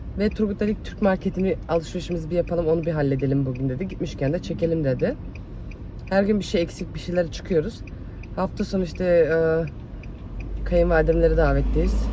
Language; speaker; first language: Turkish; early bilingual, heritage; Turkish